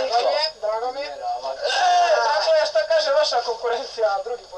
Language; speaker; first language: Bosnian; native; Bosnian